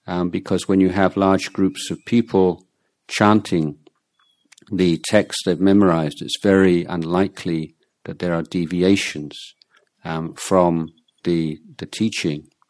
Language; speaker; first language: English; native; English